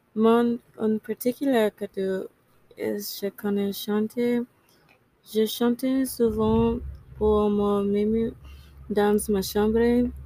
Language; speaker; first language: French; non-native, learner; English